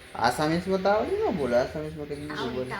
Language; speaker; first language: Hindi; non-native, local second language; Gujarati